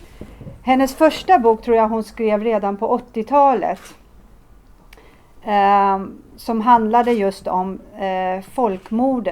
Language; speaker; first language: Swedish; early bilingual, other home language; Assyrian Neo-Aramaic